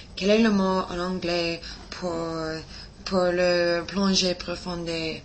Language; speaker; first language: French; non-native, learner; English